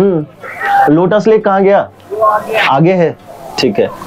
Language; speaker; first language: Hindi; non-native, local second language; Bangla